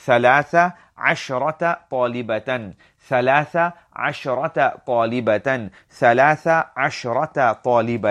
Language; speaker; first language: Arabic; non-native, fluent; English